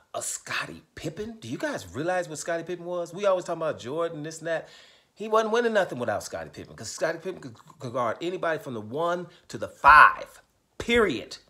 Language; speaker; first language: English; native; English